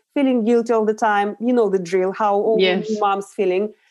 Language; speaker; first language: English; non-native, fluent; Russian